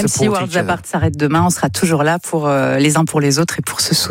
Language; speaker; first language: French; native; French